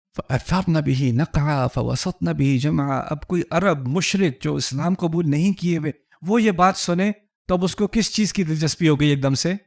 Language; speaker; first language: Urdu; early bilingual, heritage; Urdu